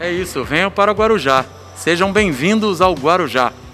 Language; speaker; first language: Portuguese; native; Portuguese